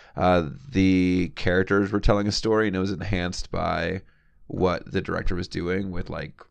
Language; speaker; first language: English; native; English